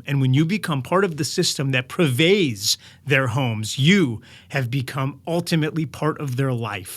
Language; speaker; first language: English; native; English